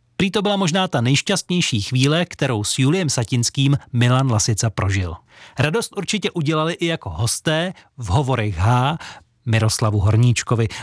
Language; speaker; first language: Czech; native; Czech